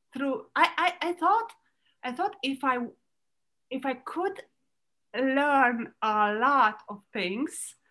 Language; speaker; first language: English; non-native, fluent; Romanian